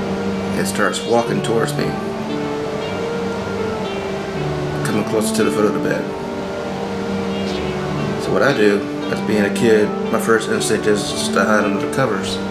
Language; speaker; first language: English; native; English